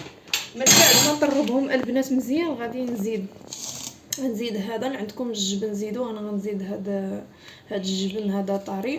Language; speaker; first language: Arabic; native; Arabic